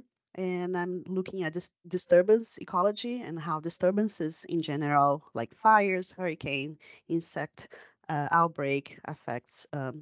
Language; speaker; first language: English; non-native, fluent; Portuguese